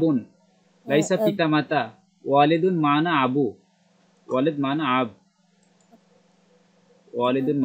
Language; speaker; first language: Arabic; non-native, learner; Bangla